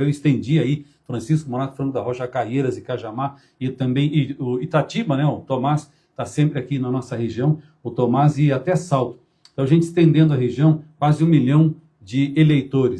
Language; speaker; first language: Portuguese; native; Portuguese